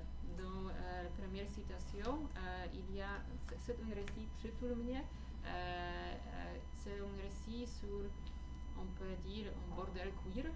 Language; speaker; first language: French; non-native, fluent; Polish